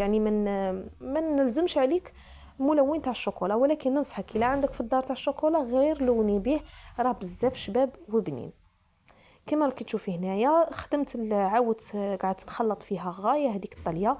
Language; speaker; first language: Arabic; native; Arabic